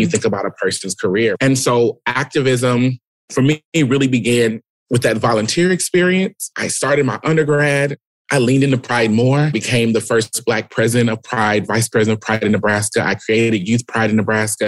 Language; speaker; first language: English; native; English